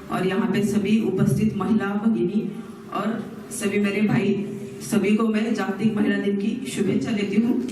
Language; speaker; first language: Hindi; non-native, local second language; Marathi